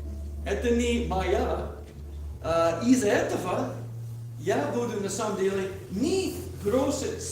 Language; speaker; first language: Russian; non-native, learner; English